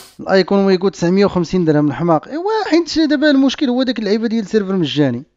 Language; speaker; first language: Arabic; native; Arabic